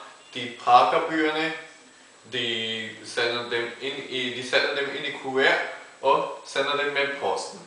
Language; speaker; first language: Danish; non-native, fluent; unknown